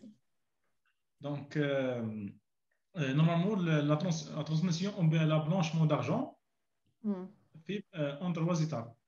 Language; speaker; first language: French; non-native, learner; Arabic